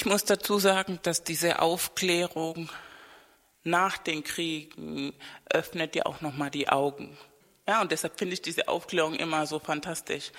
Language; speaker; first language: German; non-native, fluent; Spanish